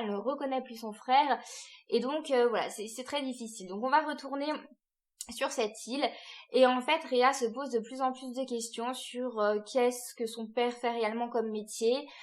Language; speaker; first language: French; native; French